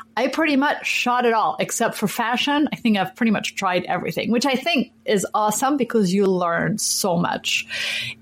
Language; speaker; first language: English; non-native, fluent; French